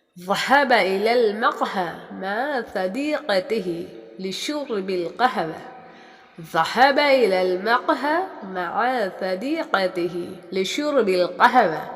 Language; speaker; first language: Arabic; non-native, fluent; Urdu